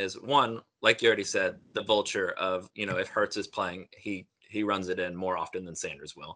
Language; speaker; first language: English; native; English